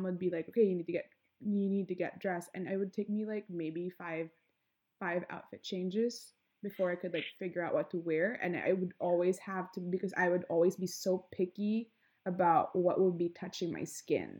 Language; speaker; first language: English; non-native, local second language; Filipino